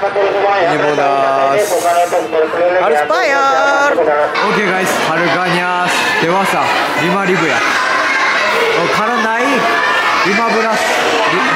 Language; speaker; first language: Indonesian; non-native, learner; Japanese